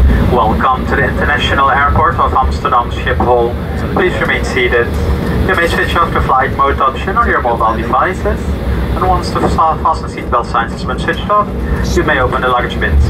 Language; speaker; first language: English; non-native, fluent; Dutch